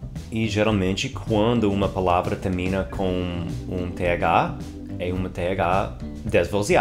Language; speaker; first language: Portuguese; non-native, fluent; English